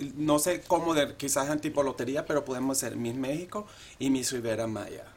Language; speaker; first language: Spanish; native; Spanish